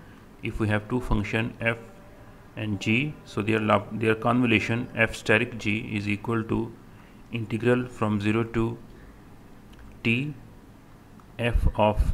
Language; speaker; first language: English; non-native, local second language; Urdu